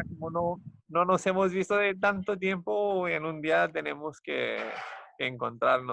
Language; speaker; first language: Spanish; non-native, fluent; Romanian